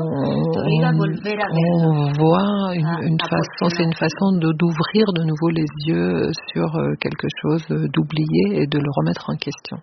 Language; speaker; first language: French; non-native, fluent; Spanish